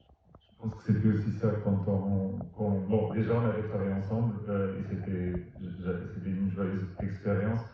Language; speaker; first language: French; non-native, fluent; Portuguese